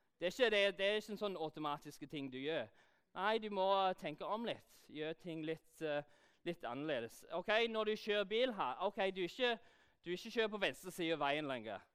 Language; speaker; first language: Norwegian; non-native, fluent; English